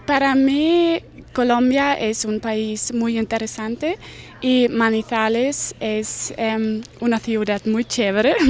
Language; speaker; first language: Spanish; non-native, learner; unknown